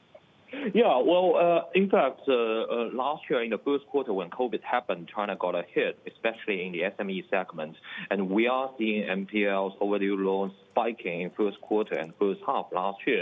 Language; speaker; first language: English; non-native, fluent; Chinese